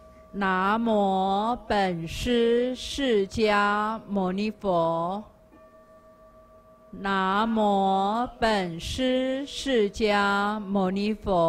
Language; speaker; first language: Chinese; native; Chinese